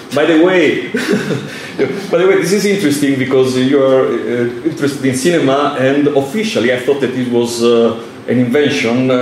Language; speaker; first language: English; non-native, fluent; Italian